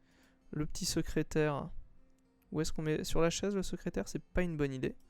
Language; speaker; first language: French; native; French